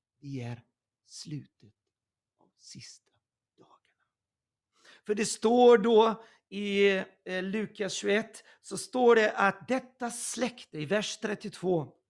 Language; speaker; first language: Swedish; non-native, fluent; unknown